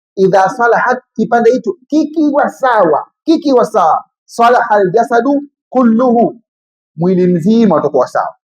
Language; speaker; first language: Swahili; native; Swahili